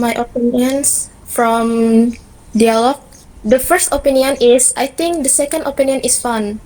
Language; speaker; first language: English; non-native, learner; Indonesian